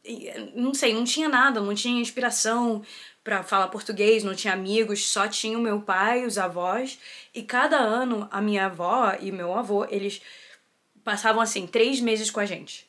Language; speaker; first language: Portuguese; early bilingual, heritage; Portuguese